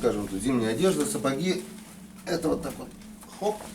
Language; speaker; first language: Russian; native; Russian